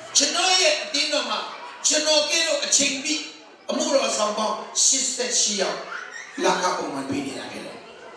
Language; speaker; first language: Burmese; non-native, local second language; Tedim Chin